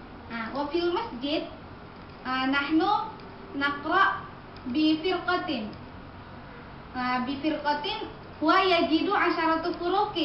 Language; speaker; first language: Arabic; non-native, learner; Indonesian